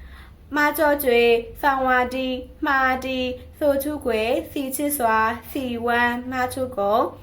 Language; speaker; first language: Chinese; non-native, learner; Burmese